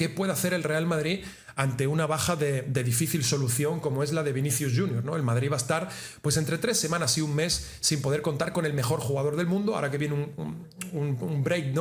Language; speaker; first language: Spanish; native; Spanish